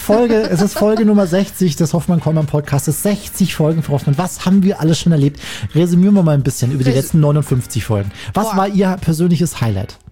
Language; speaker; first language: German; native; German